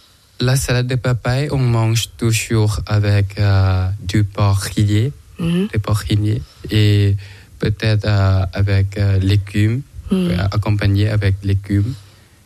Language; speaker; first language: French; non-native, learner; Thai